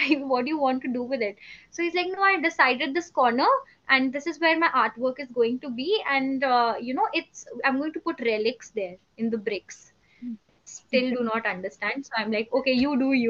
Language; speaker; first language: English; non-native, local second language; Hindi